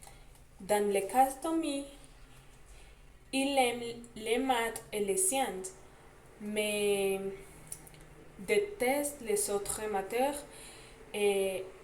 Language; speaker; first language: French; non-native, learner; Spanish